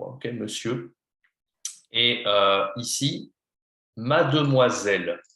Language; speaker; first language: French; non-native, fluent; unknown